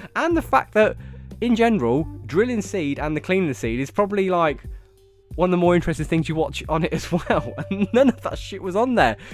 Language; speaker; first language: English; native; English